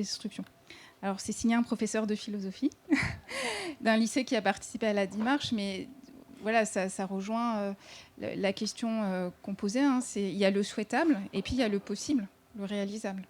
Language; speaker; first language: French; native; French